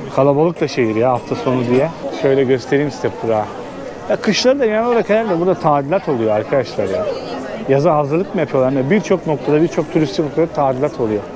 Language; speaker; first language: Turkish; native; Turkish